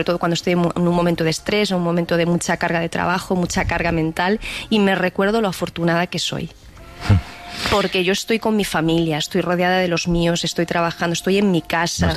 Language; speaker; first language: Spanish; native; Spanish